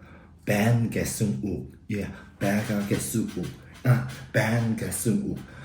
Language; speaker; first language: Mongolian; non-native, learner; Korean